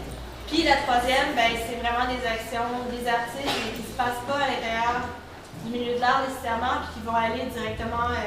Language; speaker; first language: French; native; French